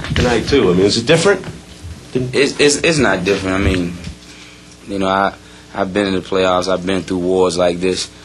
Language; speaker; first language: English; native; English